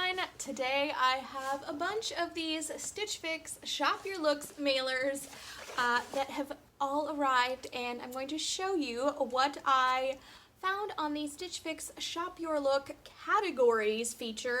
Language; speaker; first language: English; native; English